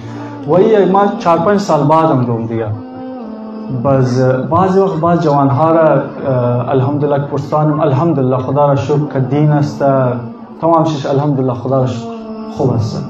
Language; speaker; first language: Persian; native; Persian